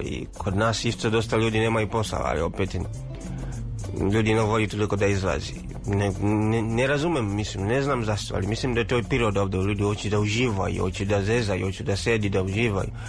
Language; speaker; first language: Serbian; non-native, fluent; Swahili